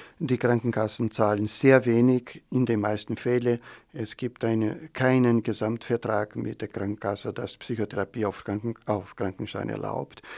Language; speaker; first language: German; non-native, fluent; Portuguese